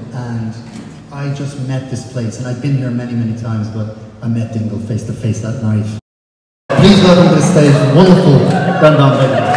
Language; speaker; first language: English; native; English